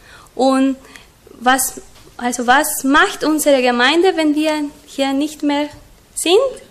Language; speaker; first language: German; non-native, learner; Spanish